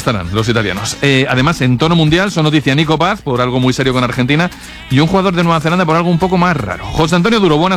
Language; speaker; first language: Spanish; native; Spanish